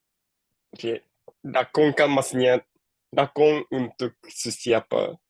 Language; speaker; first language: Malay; non-native, learner; Japanese